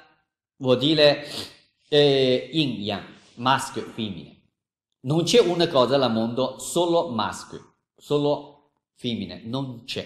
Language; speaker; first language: Italian; non-native, learner; Chinese